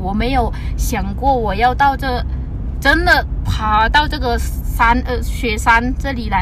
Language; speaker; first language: Chinese; non-native, fluent; Lao